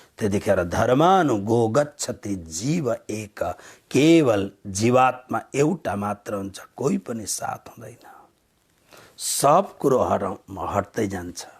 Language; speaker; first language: Nepali; native; Nepali